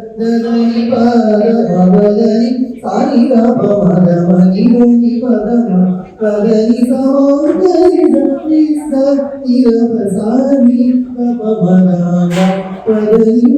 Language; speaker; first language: Telugu; native; Telugu